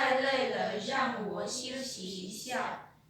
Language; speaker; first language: Chinese; non-native, learner; Lao